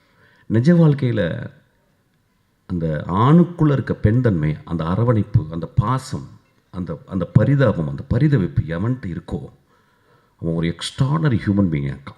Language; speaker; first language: Tamil; native; Tamil